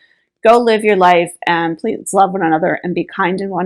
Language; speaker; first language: English; native; English